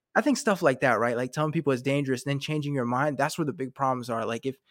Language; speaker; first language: English; native; English